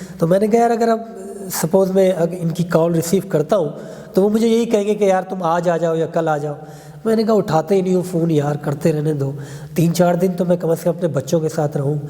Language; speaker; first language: Urdu; non-native, local second language; Pashto